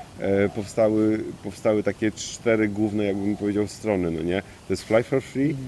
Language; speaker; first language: Polish; native; Polish